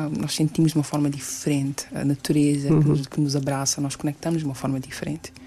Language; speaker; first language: Portuguese; early bilingual, other home language; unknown